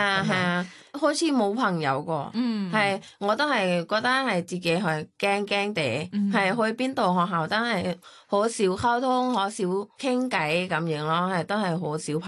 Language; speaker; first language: Cantonese; non-native, fluent; Thai